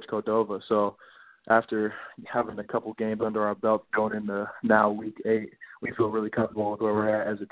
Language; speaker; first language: English; native; English